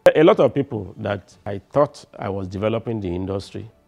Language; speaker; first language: English; non-native, local second language; Yoruba